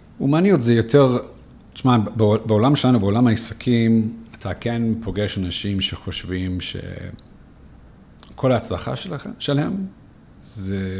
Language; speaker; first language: Hebrew; non-native, fluent; English